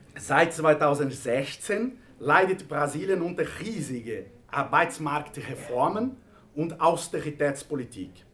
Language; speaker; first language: German; non-native, fluent; Portuguese